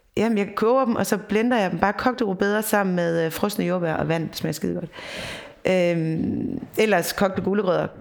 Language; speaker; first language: Danish; native; Danish